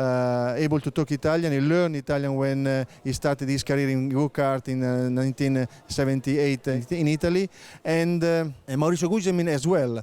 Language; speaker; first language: English; non-native, fluent; Italian